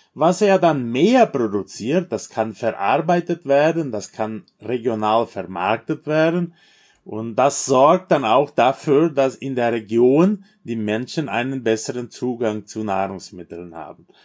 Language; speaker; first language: German; non-native, fluent; Portuguese